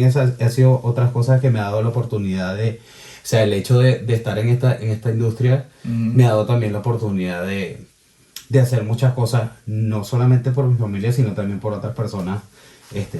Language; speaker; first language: Spanish; native; Spanish